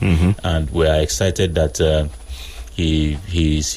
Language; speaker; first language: English; non-native, local second language; Yoruba